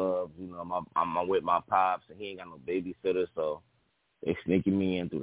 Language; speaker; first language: English; native; English